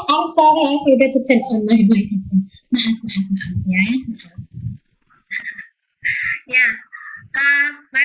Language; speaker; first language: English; non-native, fluent; Indonesian